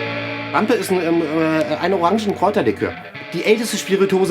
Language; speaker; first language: German; native; German